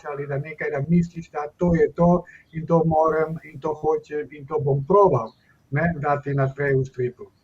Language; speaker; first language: Slovenian; non-native, fluent; Spanish